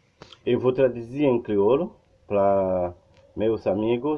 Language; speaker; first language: Portuguese; non-native, learner; Haitian Creole